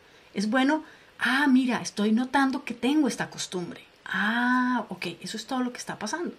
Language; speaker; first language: Spanish; native; Spanish